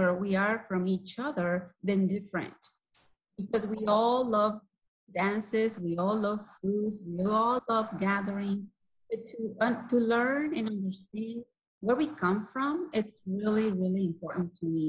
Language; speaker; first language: English; non-native, fluent; Spanish